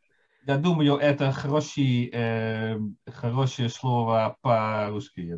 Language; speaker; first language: Russian; non-native, fluent; Dutch